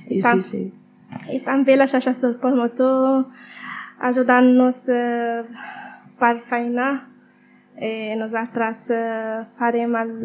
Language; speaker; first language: Catalan; non-native, learner; Arabic